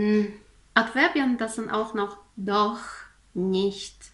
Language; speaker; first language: German; non-native, fluent; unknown